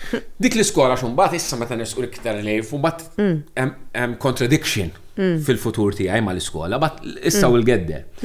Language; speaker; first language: Maltese; non-native, local second language; English